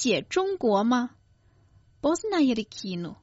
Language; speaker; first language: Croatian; non-native, fluent; Chinese